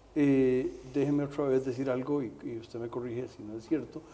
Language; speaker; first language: Spanish; native; Spanish